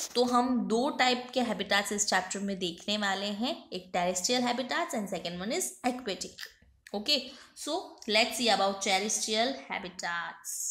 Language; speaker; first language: Hindi; non-native, local second language; Gujarati